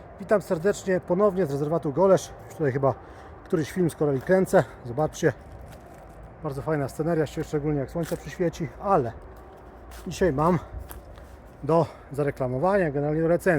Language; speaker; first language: Polish; native; Polish